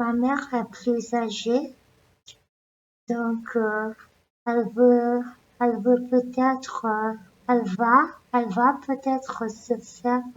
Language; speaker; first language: French; non-native, learner; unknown